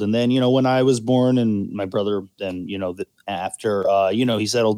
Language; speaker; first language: English; native; English